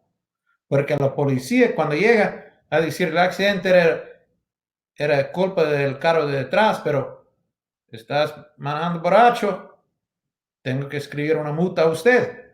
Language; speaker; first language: Spanish; non-native, learner; English